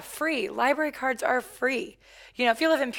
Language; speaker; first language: English; native; English